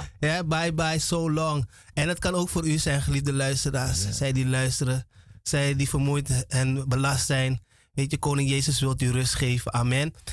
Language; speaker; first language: Dutch; native; Dutch